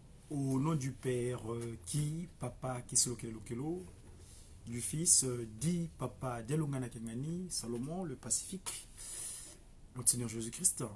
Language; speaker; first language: French; non-native, local second language; Kongo